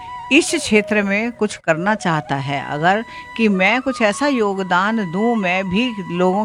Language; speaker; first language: Hindi; native; Hindi